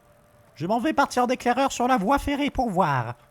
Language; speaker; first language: French; native; French